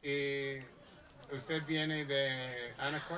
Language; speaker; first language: Spanish; non-native, learner; English